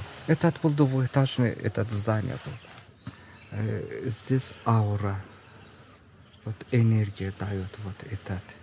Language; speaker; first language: Russian; non-native, local second language; Azerbaijani